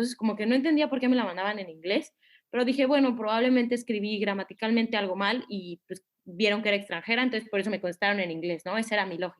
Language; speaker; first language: Spanish; native; Spanish